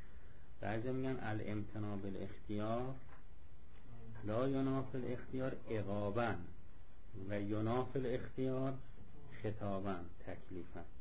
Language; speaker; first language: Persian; native; Persian